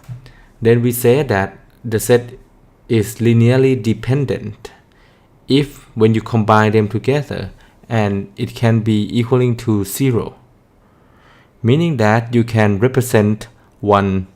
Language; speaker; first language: English; non-native, fluent; Thai